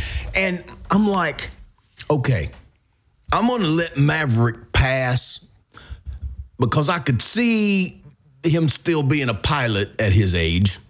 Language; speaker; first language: English; native; English